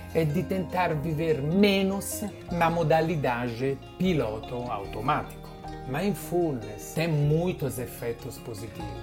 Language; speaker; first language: Portuguese; non-native, fluent; Italian